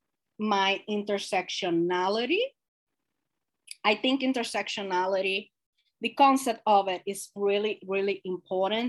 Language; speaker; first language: English; non-native, fluent; Spanish